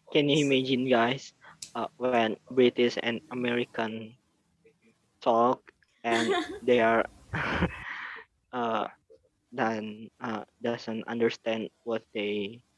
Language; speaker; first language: English; non-native, learner; Indonesian